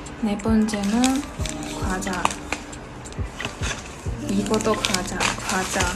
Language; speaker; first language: Korean; non-native, learner; Chinese